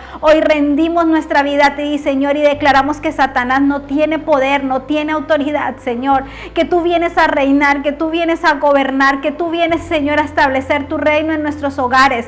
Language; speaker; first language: Spanish; native; Spanish